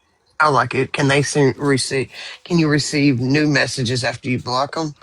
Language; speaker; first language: English; native; English